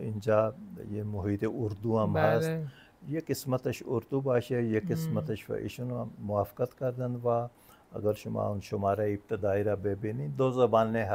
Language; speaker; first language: Persian; non-native, fluent; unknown